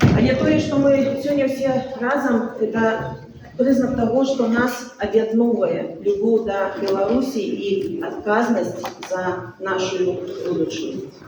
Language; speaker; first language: Belarusian; non-native, local second language; Russian